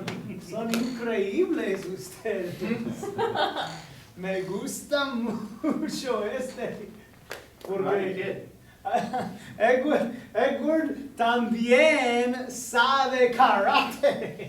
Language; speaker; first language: Spanish; non-native, fluent; English